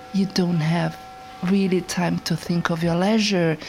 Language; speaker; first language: English; non-native, fluent; Portuguese